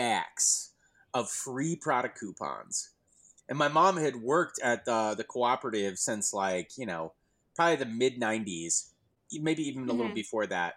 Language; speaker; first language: English; native; English